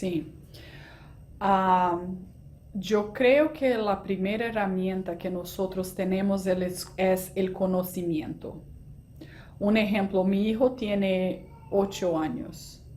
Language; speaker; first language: Spanish; non-native, fluent; Portuguese